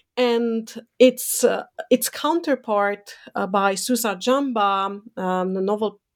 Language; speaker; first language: English; non-native, fluent; Romanian